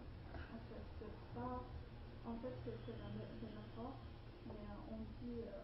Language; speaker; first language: French; non-native, learner; Chinese